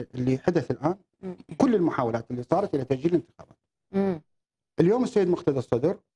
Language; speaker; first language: Arabic; native; Arabic